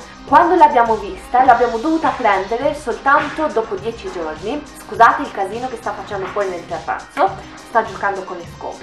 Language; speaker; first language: Italian; native; Italian